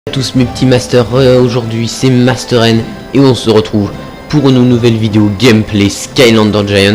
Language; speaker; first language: French; native; French